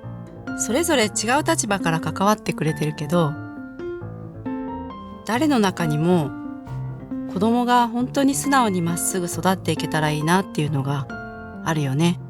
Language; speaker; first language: Japanese; native; Japanese